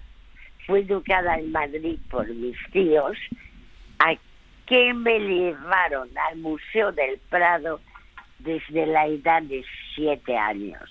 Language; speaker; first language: Spanish; early bilingual, other home language; French